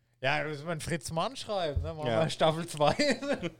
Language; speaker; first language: German; native; German